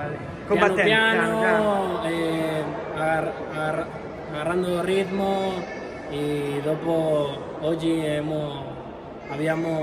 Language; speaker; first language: Italian; non-native, learner; Spanish